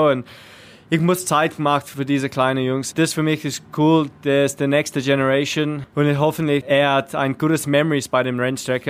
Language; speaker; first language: German; non-native, learner; English